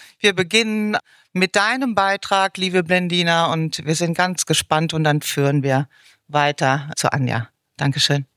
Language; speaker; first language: German; native; German